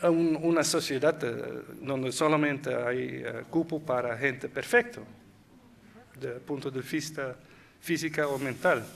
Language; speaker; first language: Spanish; non-native, fluent; Dutch